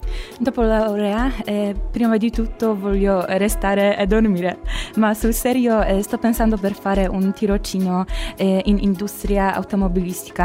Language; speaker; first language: Italian; non-native, learner; Polish